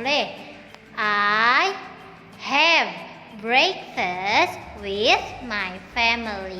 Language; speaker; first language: English; non-native, fluent; Indonesian